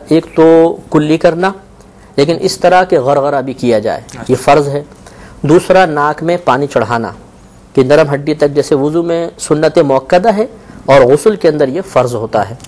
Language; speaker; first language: Urdu; native; Urdu